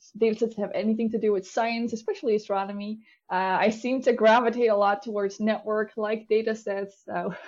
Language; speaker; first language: English; non-native, fluent; Dutch